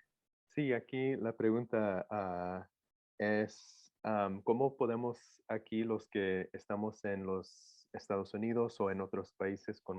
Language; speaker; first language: Spanish; non-native, local second language; English